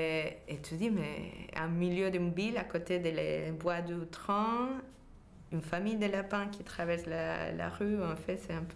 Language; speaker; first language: French; non-native, fluent; Spanish